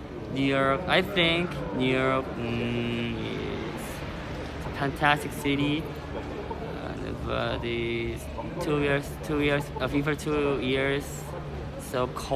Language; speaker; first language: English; non-native, learner; Korean